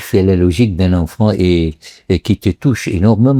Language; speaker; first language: French; non-native, local second language; Arabic